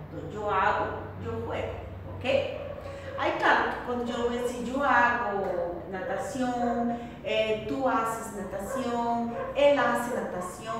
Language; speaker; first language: Spanish; non-native, fluent; Portuguese